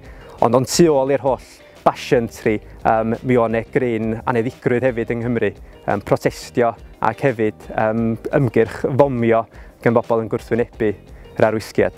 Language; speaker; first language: Welsh; native; Welsh